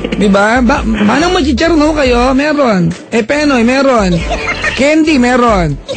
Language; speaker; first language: Filipino; non-native, local second language; Iloko